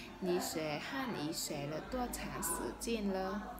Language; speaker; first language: Chinese; non-native, learner; Khmer